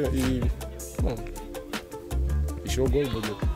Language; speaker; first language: Russian; non-native, learner; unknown